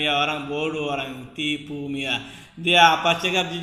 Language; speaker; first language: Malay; non-native, local second language; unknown